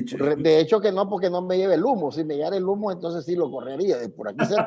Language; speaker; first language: Spanish; native; Spanish